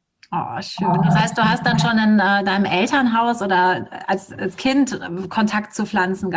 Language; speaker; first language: German; native; German